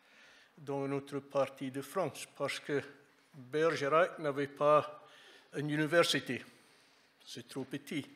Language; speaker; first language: French; non-native, fluent; English